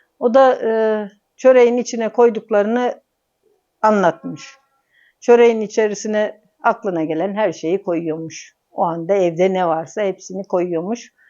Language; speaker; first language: Turkish; native; Turkish